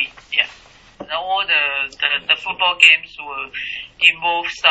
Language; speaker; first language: English; non-native, learner; Chinese